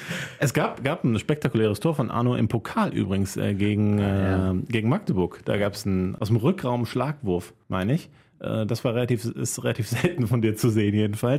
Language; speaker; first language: German; native; German